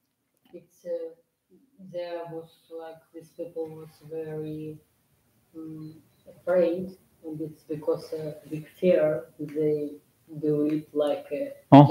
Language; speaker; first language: English; non-native, learner; Russian